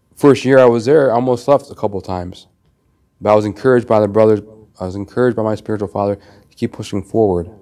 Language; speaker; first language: English; native; English